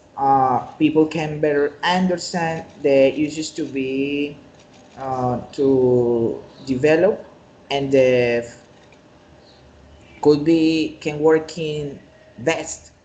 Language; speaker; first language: English; non-native, learner; Spanish